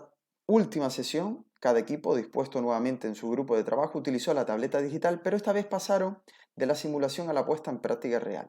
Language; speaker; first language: Spanish; native; Spanish